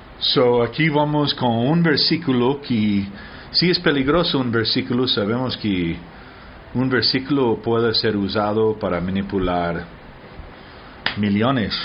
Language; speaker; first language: Spanish; early bilingual, heritage; Spanish